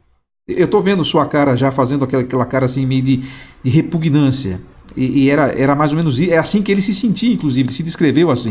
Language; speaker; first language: Portuguese; native; Portuguese